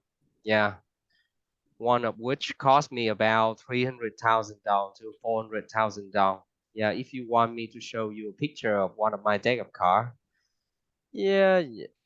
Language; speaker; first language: English; non-native, fluent; Vietnamese